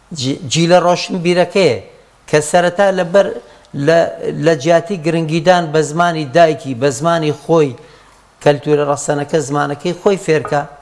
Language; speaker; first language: Central Kurdish; non-native, local second language; Gurani